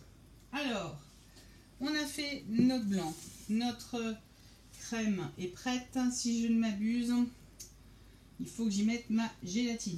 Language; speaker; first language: French; native; French